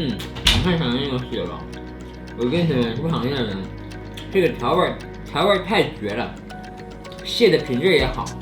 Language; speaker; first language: Chinese; native; Chinese